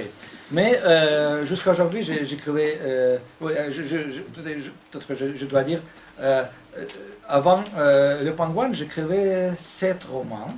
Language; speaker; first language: French; non-native, fluent; Russian